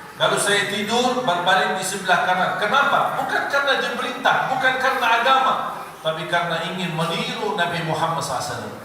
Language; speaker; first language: Indonesian; non-native, fluent; Arabic